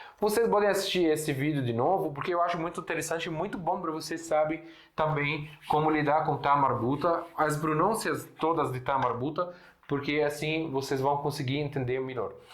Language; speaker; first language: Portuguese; non-native, fluent; Arabic